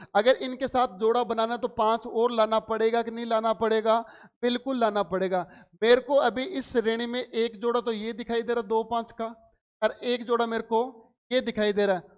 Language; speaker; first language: Hindi; native; Hindi